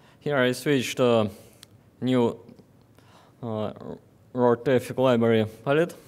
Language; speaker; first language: English; non-native, fluent; Russian